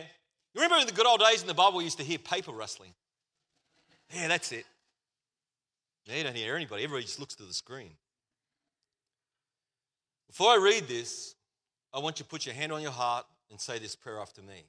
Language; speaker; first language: English; native; English